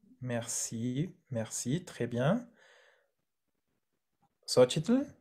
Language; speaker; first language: French; non-native, fluent; Spanish